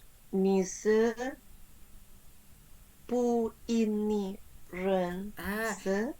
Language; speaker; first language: Chinese; non-native, learner; Indonesian